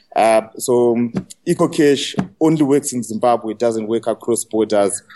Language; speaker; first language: English; non-native, local second language; Shona